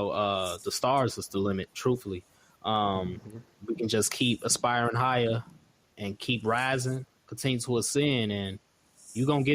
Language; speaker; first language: English; native; English